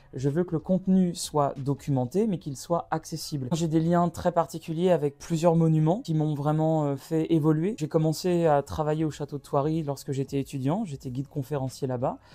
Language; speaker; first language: French; native; French